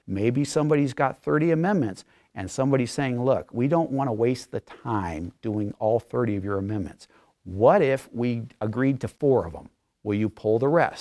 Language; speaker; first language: English; native; English